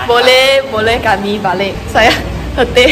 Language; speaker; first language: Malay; non-native, local second language; Chinese